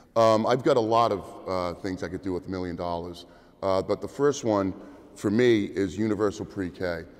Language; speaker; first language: English; native; English